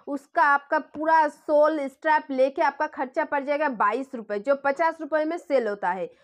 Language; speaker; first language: Hindi; non-native, local second language; Bangla